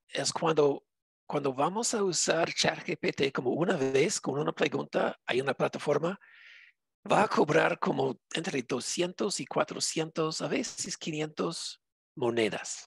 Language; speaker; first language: Spanish; non-native, fluent; English